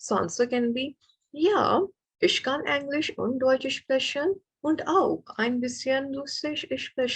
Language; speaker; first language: German; non-native, fluent; Malayalam